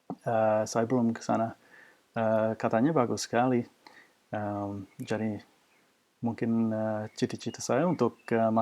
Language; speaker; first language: Indonesian; non-native, fluent; English